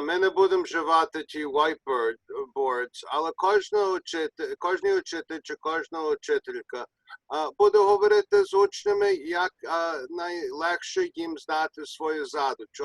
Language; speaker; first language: Ukrainian; early bilingual, heritage; Ukrainian